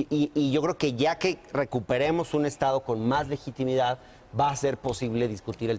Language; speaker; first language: Spanish; native; Spanish